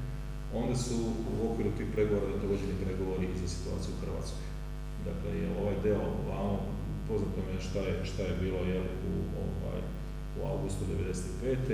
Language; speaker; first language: Serbian; native; Serbian